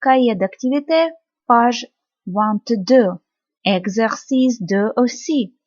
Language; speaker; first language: French; non-native, fluent; Ukrainian